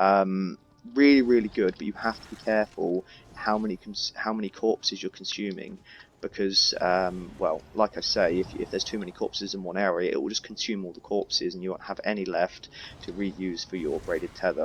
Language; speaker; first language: English; native; English